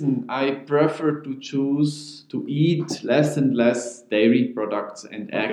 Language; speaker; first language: English; non-native, fluent; Swiss German